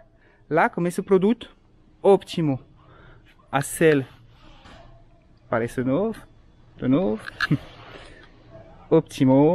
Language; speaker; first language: Portuguese; non-native, fluent; French